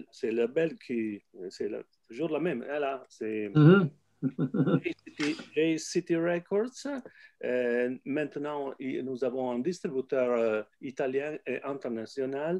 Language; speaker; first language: French; non-native, fluent; Italian